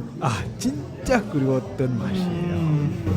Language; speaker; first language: Korean; non-native, fluent; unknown